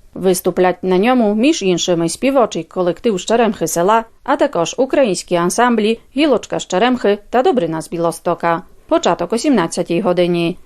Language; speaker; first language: Ukrainian; early bilingual, heritage; Ukrainian